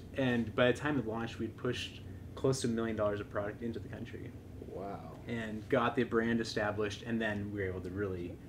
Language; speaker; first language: English; native; English